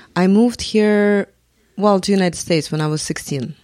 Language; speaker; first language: English; non-native, fluent; Russian